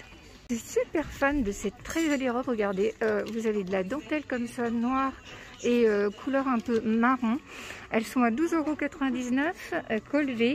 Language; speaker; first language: French; native; French